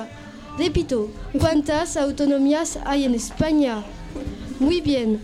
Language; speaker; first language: Spanish; non-native, learner; French